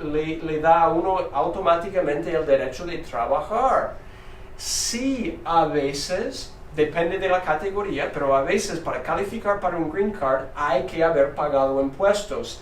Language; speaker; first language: Spanish; non-native, fluent; English